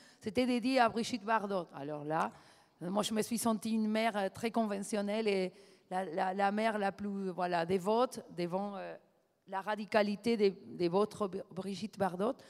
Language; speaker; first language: French; non-native, fluent; Spanish